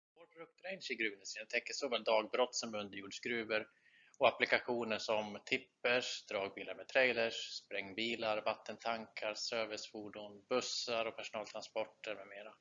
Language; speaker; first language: Swedish; native; Swedish